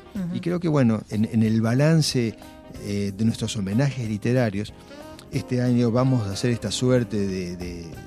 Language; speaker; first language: Spanish; native; Spanish